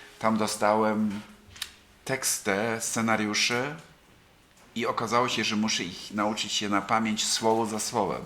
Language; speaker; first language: Polish; non-native, fluent; German